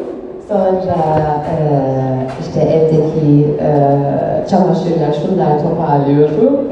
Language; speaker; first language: Turkish; non-native, fluent; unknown